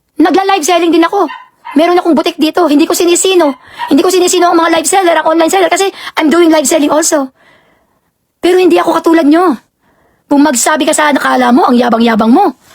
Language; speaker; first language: Filipino; native; Filipino